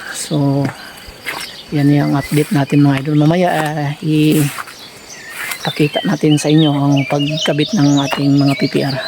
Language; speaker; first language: Filipino; non-native, local second language; Cebuano